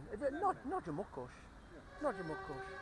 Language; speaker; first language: Hungarian; non-native, learner; English